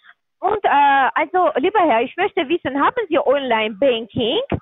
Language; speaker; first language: German; non-native, learner; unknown